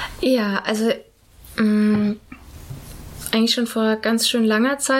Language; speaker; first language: German; native; German